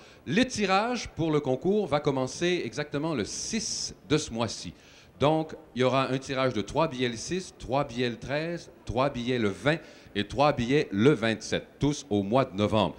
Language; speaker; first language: French; native; French